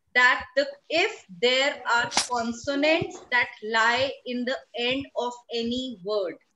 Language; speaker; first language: English; non-native, local second language; Hindi